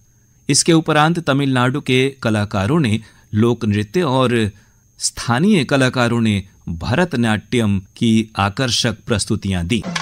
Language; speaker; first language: Hindi; native; Hindi